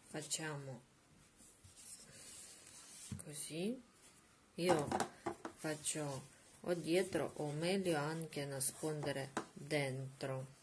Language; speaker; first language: Italian; non-native, learner; Russian